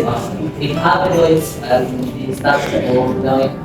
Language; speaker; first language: German; non-native, learner; Indonesian